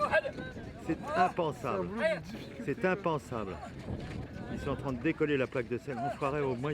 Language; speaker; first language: French; native; French